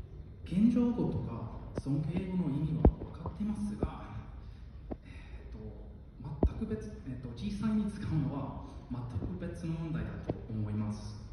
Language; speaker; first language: Japanese; non-native, fluent; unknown